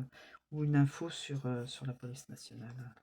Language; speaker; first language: French; native; French